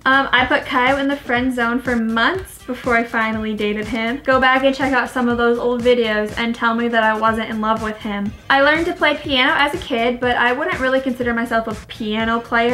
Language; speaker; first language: English; native; English